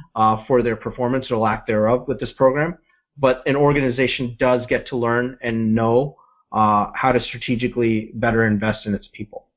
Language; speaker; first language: English; native; English